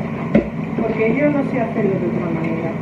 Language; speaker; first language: Spanish; native; Spanish